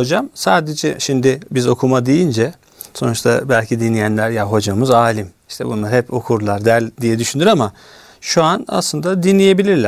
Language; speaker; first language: Turkish; native; Turkish